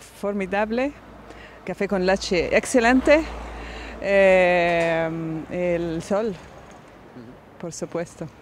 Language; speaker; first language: Spanish; non-native, learner; Arabic